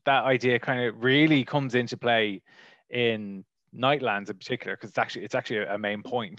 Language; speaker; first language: English; native; English